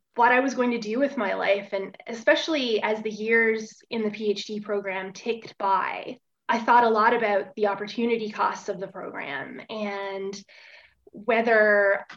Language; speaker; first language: English; native; English